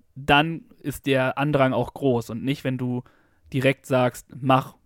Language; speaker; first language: German; native; German